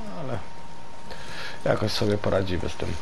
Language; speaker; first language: Polish; native; Polish